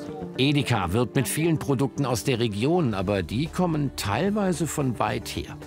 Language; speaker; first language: German; native; German